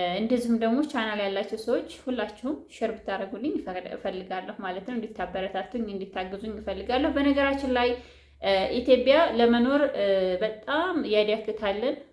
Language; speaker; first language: Amharic; native; Amharic